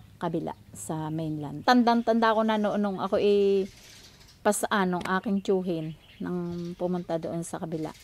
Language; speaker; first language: Filipino; native; Filipino